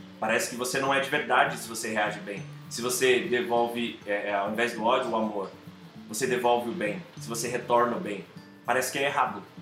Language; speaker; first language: Portuguese; native; Portuguese